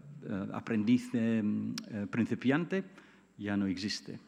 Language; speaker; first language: Spanish; non-native, fluent; English